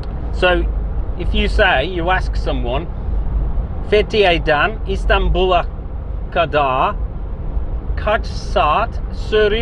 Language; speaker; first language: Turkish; non-native, fluent; English